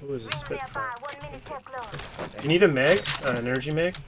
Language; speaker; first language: English; native; English